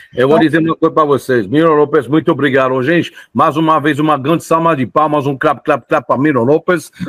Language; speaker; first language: Portuguese; non-native, fluent; French